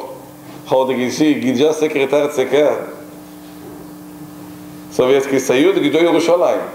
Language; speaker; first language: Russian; non-native, local second language; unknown